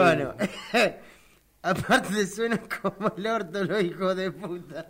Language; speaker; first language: Spanish; native; Spanish